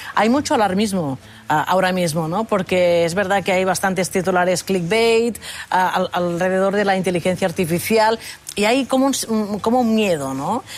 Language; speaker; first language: Spanish; non-native, local second language; Catalan